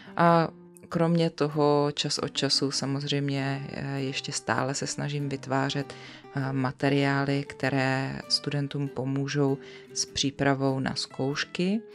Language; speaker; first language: Czech; native; Czech